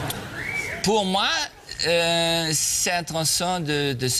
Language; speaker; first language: French; non-native, learner; German